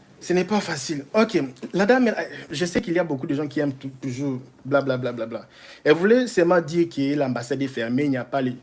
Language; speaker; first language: French; non-native, local second language; Lingala